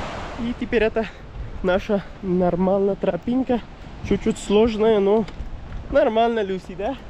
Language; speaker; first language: Russian; non-native, learner; Urdu